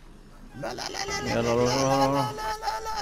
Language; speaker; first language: Arabic; native; Arabic